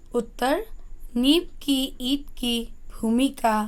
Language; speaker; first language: Hindi; non-native, local second language; Assamese